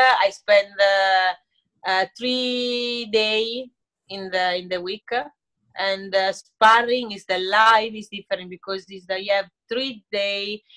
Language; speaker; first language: English; non-native, learner; Italian